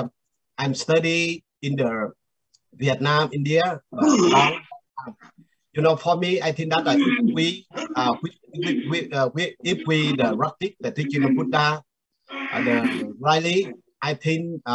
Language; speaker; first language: English; non-native, learner; Vietnamese